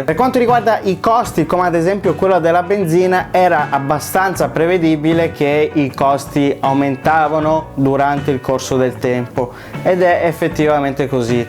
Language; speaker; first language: Italian; native; Italian